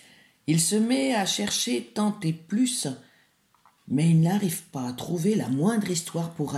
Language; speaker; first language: French; native; French